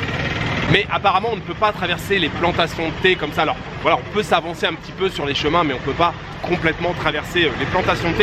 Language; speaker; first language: French; native; French